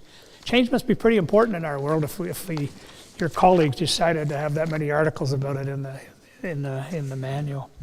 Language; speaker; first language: English; native; English